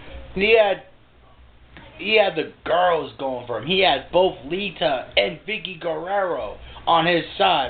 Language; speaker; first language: English; native; English